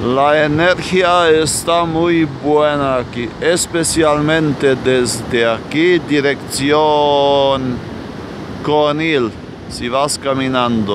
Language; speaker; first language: Spanish; non-native, fluent; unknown